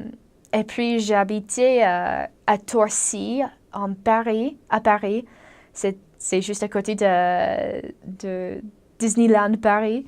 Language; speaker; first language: French; non-native, fluent; English